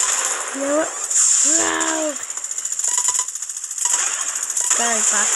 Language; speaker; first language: English; native; English